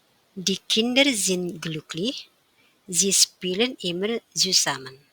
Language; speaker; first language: German; non-native, fluent; Indonesian